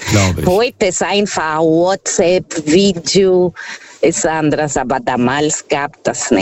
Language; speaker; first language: German; non-native, fluent; Portuguese